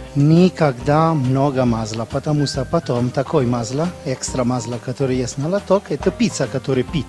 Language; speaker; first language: Russian; non-native, learner; Italian